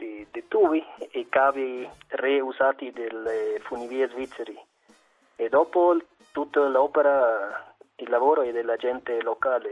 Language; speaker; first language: Italian; non-native, fluent; German